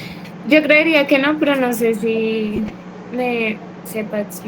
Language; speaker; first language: Spanish; native; Spanish